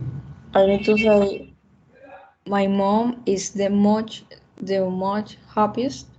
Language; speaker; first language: English; non-native, learner; Spanish